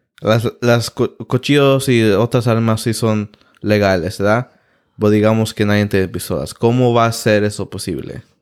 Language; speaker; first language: Spanish; early bilingual, heritage; Spanish